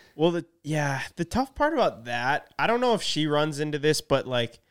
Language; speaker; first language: English; native; English